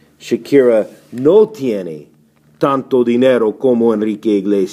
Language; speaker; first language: Spanish; non-native, fluent; English